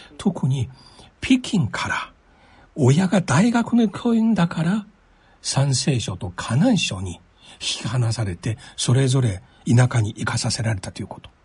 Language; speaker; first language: Japanese; non-native, fluent; Chinese